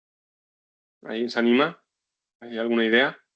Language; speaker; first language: Spanish; native; Spanish